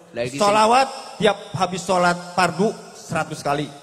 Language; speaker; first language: Indonesian; non-native, local second language; Sundanese